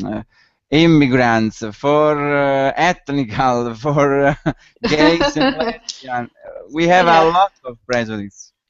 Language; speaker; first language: English; non-native, learner; Italian